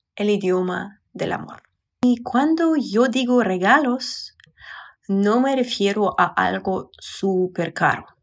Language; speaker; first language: Spanish; non-native, fluent; Russian